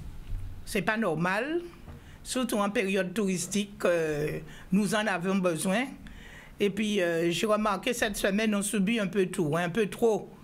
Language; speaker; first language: French; non-native, local second language; Guadeloupean Creole French